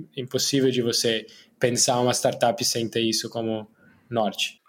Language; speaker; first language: Portuguese; non-native, fluent; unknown